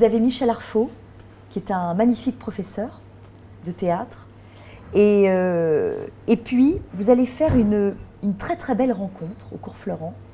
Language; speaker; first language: French; native; French